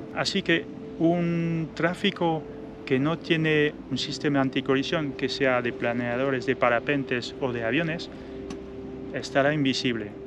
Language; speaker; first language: Spanish; non-native, fluent; French